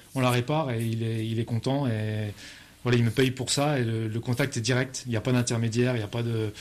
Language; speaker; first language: French; native; French